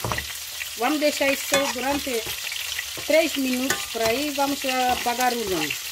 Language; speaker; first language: Portuguese; non-native, local second language; Upper Guinea Crioulo